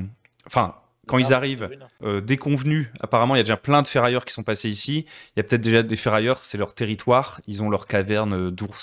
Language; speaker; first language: French; native; French